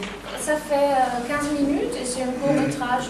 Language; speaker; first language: French; non-native, fluent; German